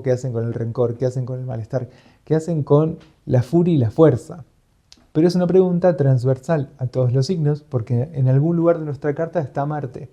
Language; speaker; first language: Spanish; native; Spanish